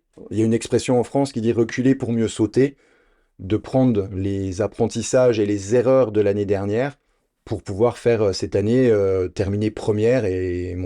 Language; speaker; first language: French; native; French